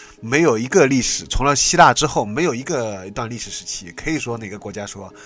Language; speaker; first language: Chinese; native; Chinese